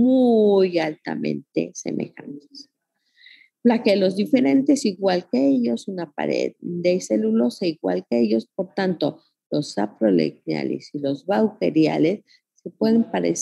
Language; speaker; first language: Spanish; native; Spanish